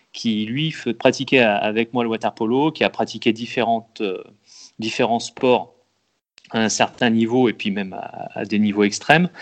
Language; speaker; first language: French; native; French